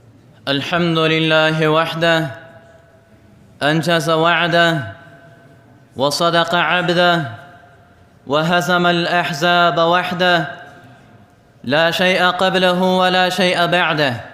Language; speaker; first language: Arabic; non-native, fluent; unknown